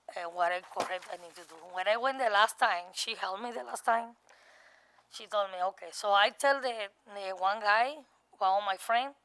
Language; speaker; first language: English; non-native, learner; Spanish